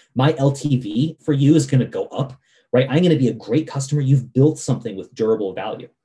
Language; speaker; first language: English; native; English